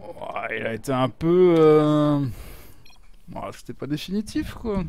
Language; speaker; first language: French; native; French